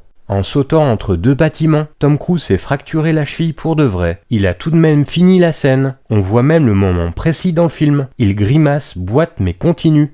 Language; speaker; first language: French; native; French